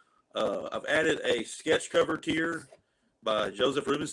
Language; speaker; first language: English; native; English